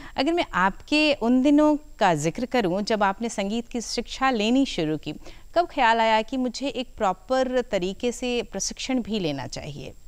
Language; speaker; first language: Hindi; native; Hindi